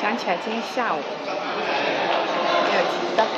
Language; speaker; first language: Chinese; native; Chinese